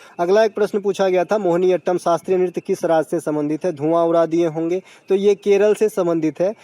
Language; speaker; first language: Hindi; native; Hindi